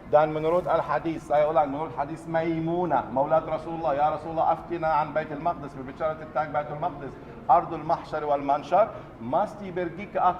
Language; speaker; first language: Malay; non-native, learner; Arabic